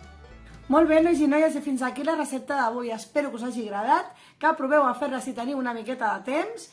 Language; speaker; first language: Catalan; native; Catalan